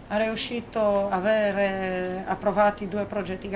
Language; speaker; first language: Italian; non-native, learner; Romanian